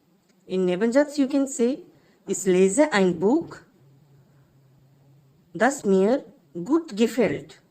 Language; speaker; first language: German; non-native, fluent; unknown